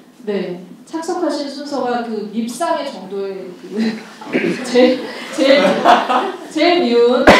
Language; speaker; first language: Korean; native; Korean